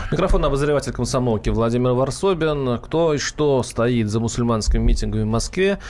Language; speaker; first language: Russian; native; Russian